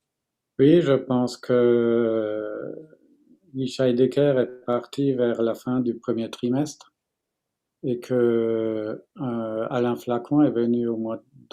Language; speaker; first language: French; non-native, fluent; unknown